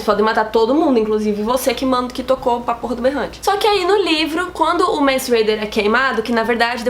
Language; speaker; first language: Portuguese; native; Portuguese